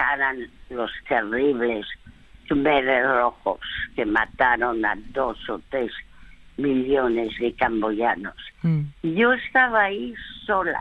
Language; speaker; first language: Spanish; early bilingual, other home language; French